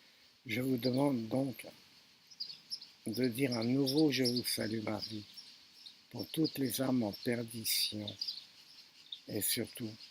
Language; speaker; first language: French; native; French